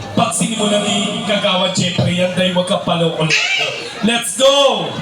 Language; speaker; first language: Filipino; native; Filipino